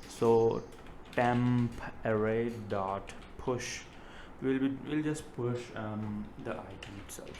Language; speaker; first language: English; non-native, local second language; Telugu